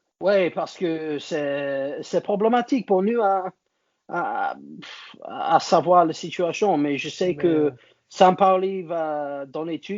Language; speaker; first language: French; non-native, learner; English